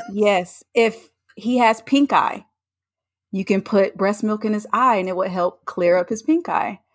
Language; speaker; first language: English; native; English